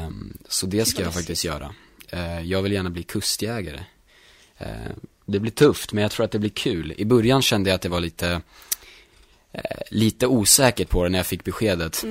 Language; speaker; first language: Swedish; native; Swedish